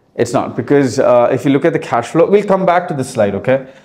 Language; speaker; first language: English; early bilingual, heritage; Arabic